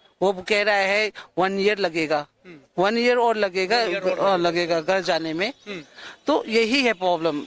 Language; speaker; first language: Hindi; non-native, local second language; Manipuri